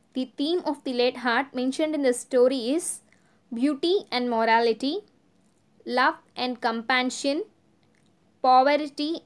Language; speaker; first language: English; non-native, local second language; Tamil